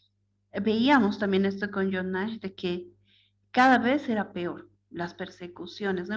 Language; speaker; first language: Spanish; native; Spanish